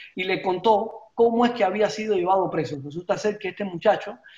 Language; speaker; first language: Spanish; native; Spanish